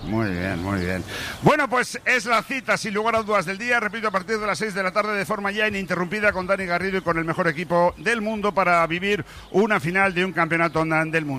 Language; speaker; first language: Spanish; native; Spanish